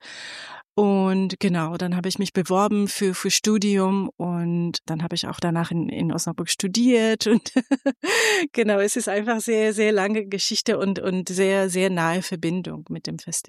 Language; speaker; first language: German; non-native, fluent; Persian